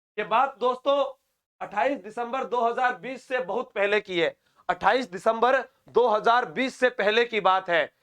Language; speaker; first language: Hindi; native; Hindi